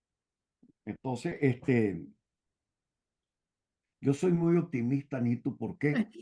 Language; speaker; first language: Spanish; native; Spanish